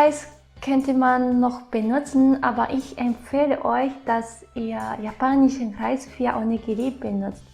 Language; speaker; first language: German; non-native, fluent; Japanese